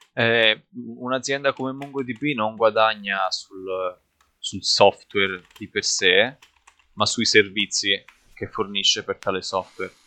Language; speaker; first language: Italian; native; Italian